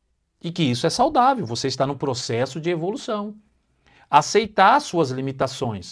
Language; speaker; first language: Portuguese; native; Portuguese